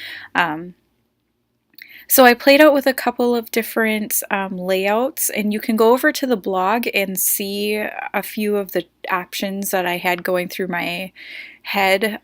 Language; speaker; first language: English; native; English